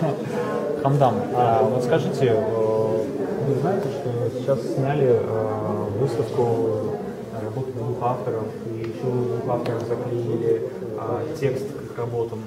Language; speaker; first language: Russian; native; Russian